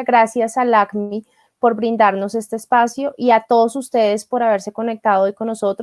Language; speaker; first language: Spanish; native; Spanish